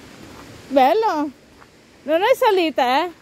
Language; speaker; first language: Italian; non-native, learner; Filipino